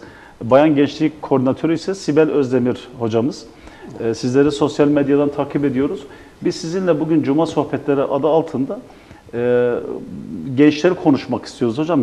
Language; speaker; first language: Turkish; native; Turkish